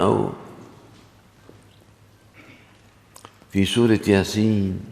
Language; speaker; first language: Arabic; native; Arabic